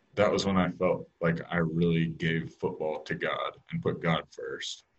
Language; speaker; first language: English; native; English